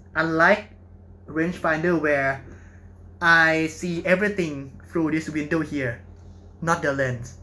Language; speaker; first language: English; non-native, fluent; Thai